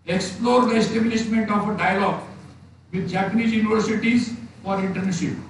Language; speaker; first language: English; non-native, local second language; Marathi